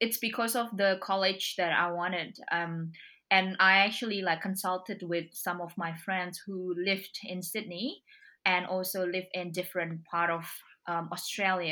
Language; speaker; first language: English; non-native, fluent; Indonesian